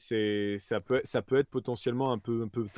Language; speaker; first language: French; native; French